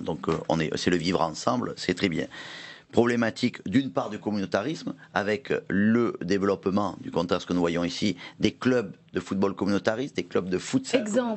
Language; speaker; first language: French; native; French